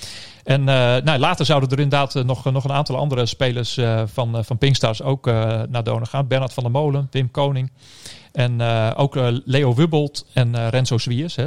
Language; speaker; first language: Dutch; native; Dutch